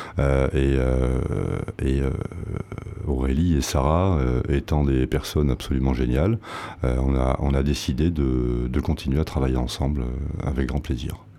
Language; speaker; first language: French; native; French